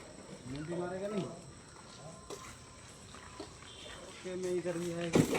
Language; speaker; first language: Hindi; non-native, local second language; Odia